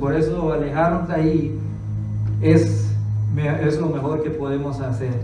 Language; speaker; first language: Spanish; early bilingual, other home language; English